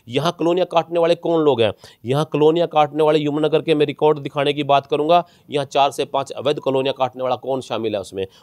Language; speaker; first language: Hindi; native; Hindi